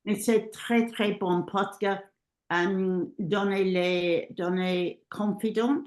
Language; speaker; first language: French; non-native, learner; English